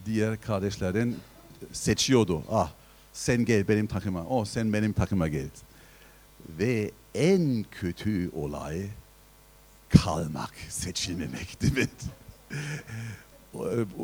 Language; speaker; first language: Turkish; non-native, fluent; German